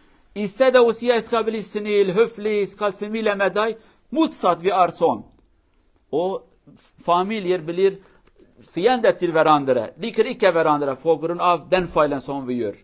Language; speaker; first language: Norwegian; non-native, learner; Kurdish